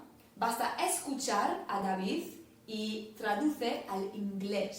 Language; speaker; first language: Spanish; non-native, fluent; English